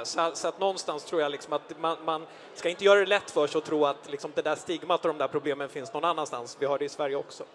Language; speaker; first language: Swedish; native; Swedish